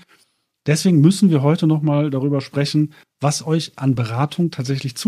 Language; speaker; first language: German; native; German